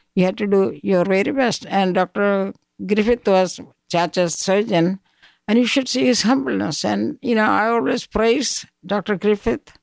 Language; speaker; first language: English; non-native, local second language; Malayalam